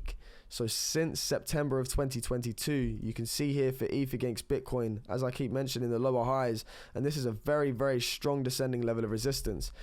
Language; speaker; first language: English; native; English